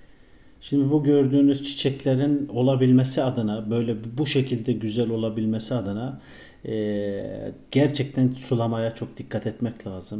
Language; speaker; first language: Turkish; native; Turkish